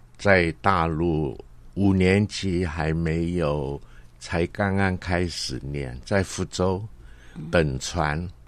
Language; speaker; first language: Chinese; non-native, local second language; Cantonese